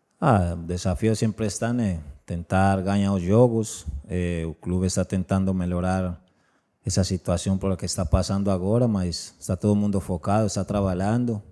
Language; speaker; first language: Portuguese; non-native, learner; Spanish